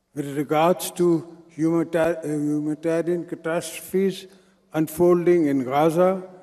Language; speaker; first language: English; non-native, local second language; Sindhi